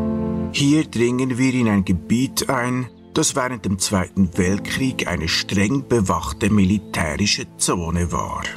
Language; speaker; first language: German; native; German